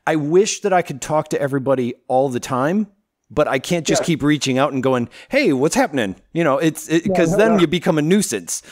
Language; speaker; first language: English; native; English